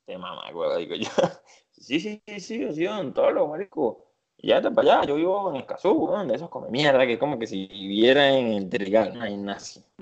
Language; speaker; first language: Spanish; native; Spanish